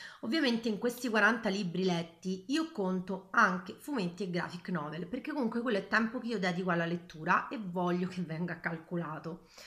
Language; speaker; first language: Italian; native; Italian